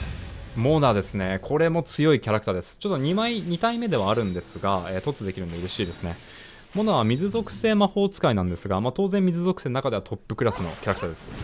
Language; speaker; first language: Japanese; native; Japanese